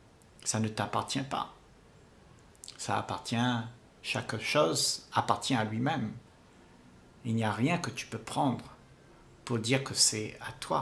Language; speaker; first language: French; native; French